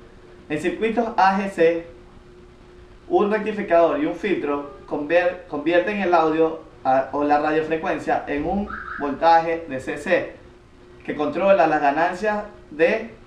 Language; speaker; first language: Spanish; native; Spanish